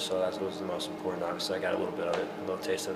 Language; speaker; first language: English; native; English